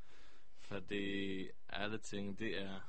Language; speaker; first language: Danish; early bilingual, heritage; Hebrew